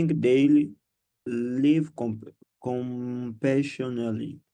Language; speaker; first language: English; non-native, learner; Portuguese